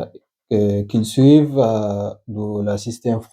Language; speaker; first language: French; non-native, learner; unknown